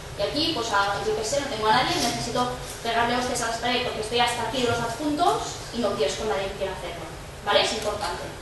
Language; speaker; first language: Spanish; non-native, local second language; Catalan